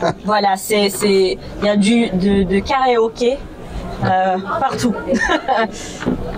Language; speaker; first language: French; non-native, fluent; English